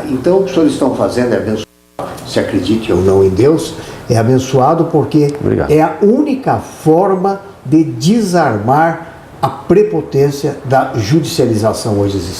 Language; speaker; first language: Portuguese; native; Portuguese